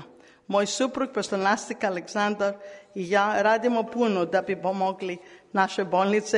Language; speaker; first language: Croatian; non-native, learner; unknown